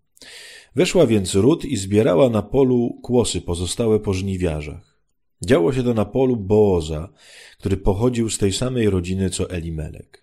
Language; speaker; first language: Polish; native; Polish